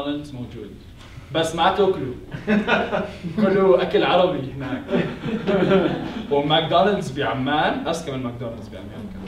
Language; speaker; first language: Arabic; native; Arabic